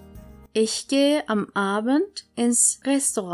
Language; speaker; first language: German; non-native, fluent; Turkish